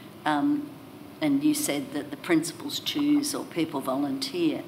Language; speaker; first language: English; native; English